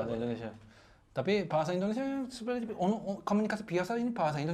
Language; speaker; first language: Indonesian; non-native, learner; Korean